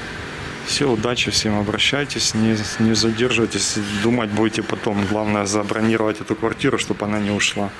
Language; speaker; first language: Russian; native; Russian